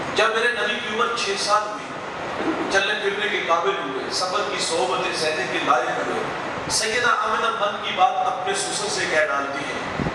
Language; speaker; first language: Urdu; non-native, local second language; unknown